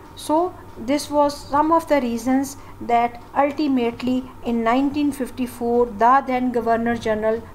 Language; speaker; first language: English; non-native, local second language; Hindi